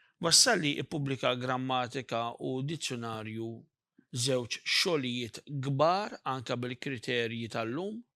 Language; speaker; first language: Maltese; native; Maltese